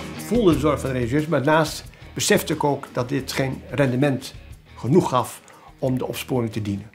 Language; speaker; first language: Dutch; native; Dutch